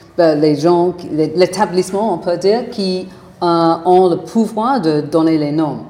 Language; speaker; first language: French; non-native, fluent; English